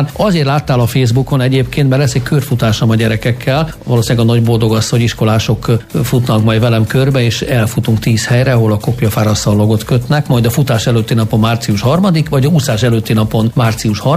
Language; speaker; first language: Hungarian; native; Hungarian